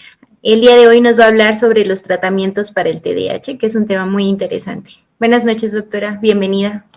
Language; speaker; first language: Spanish; native; Spanish